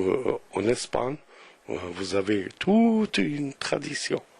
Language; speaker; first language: French; non-native, local second language; Arabic